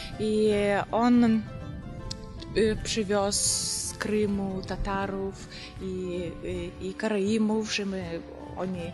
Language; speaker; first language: Polish; non-native, learner; Russian